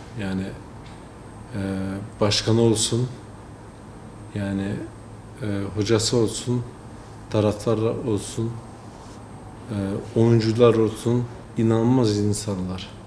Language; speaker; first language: Turkish; early bilingual, heritage; French